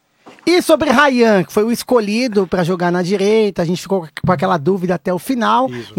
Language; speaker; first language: Portuguese; native; Portuguese